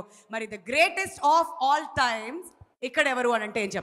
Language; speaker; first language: Telugu; native; Telugu